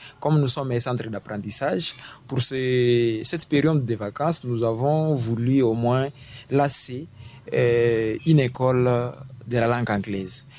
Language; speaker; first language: French; non-native, local second language; Swahili